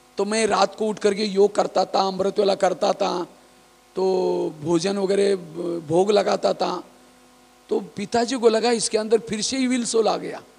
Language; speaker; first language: Hindi; non-native, local second language; Marathi